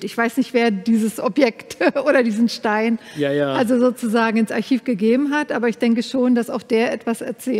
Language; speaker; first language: German; native; German